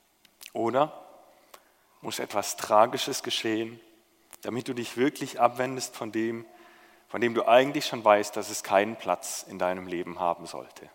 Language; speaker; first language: German; native; German